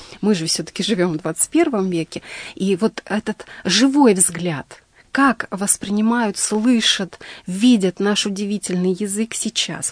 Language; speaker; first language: Russian; native; Russian